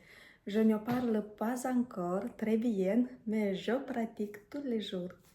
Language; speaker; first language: French; non-native, learner; Romanian